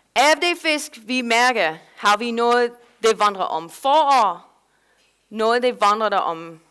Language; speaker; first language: Danish; non-native, fluent; English